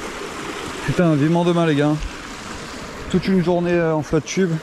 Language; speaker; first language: French; native; French